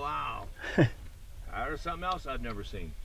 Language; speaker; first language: English; native; English